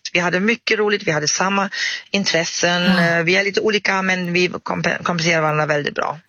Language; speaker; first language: Swedish; non-native, fluent; German